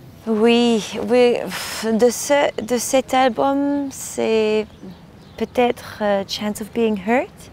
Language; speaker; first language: French; non-native, learner; German